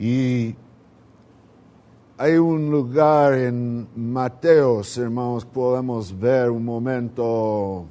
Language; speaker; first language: Portuguese; non-native, learner; Spanish